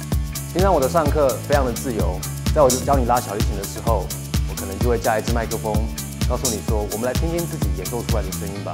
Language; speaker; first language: Chinese; native; Chinese